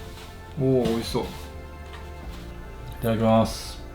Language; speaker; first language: Japanese; native; Japanese